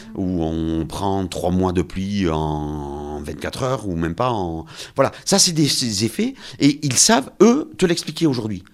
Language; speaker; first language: French; native; French